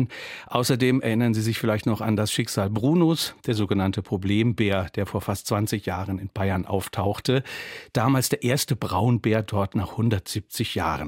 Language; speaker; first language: German; native; German